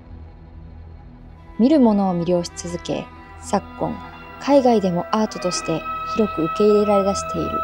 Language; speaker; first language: Japanese; native; Japanese